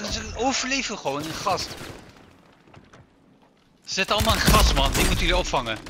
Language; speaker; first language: Dutch; non-native, local second language; Turkish